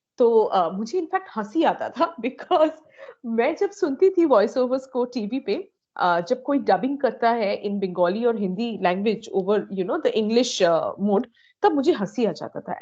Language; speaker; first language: Hindi; non-native, local second language; Bangla